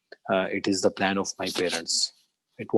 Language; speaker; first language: English; non-native, learner; Urdu